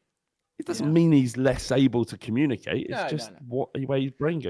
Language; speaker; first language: English; native; English